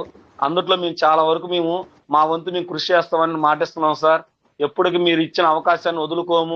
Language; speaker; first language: Telugu; native; Telugu